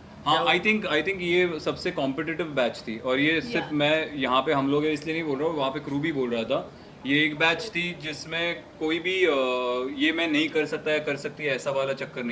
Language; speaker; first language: Hindi; native; Hindi